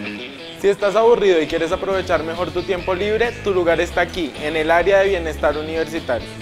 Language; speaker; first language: Spanish; native; Spanish